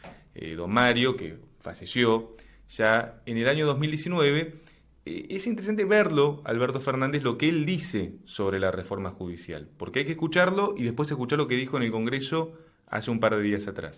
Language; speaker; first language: Spanish; native; Spanish